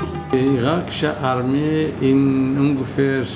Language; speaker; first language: German; non-native, learner; Kurdish